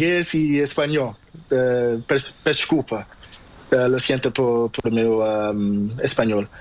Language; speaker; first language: Spanish; non-native, learner; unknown